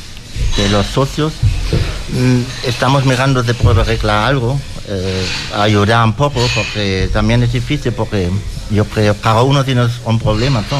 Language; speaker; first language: Spanish; non-native, learner; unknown